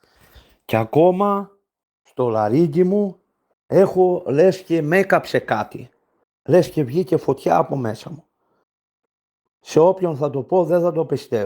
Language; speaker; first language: Greek; non-native, fluent; Bulgarian